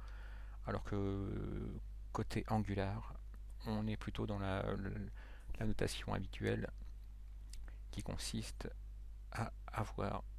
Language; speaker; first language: French; native; French